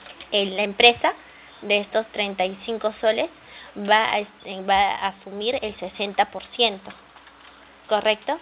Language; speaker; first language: Spanish; native; Spanish